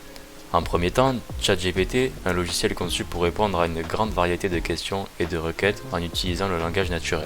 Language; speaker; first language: French; native; French